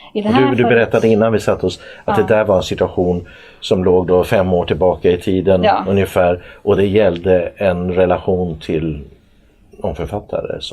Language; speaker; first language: Swedish; native; Swedish